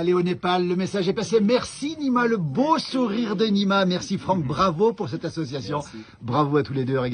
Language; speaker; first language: French; native; French